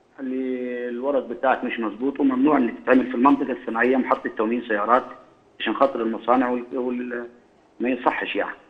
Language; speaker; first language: Egyptian Arabic; native; Egyptian Arabic